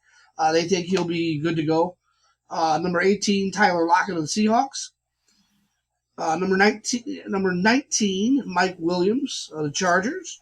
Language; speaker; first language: English; native; English